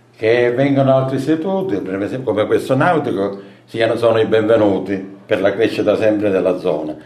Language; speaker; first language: Italian; native; Italian